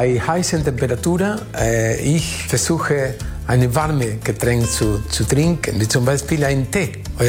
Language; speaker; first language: German; non-native, fluent; Spanish